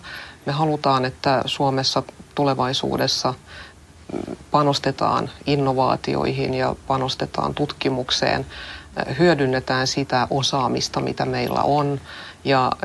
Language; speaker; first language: Finnish; non-native, local second language; Swedish